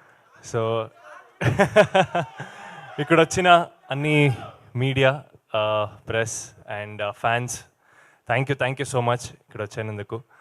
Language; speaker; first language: Telugu; non-native, learner; Kannada